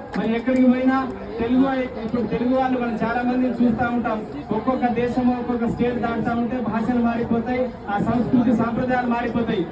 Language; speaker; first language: Telugu; non-native, local second language; Lambadi